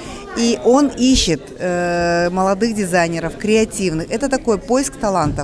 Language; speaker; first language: Russian; native; Russian